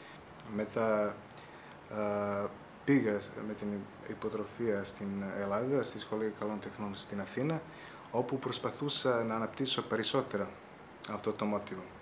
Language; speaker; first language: Greek; non-native, fluent; Serbian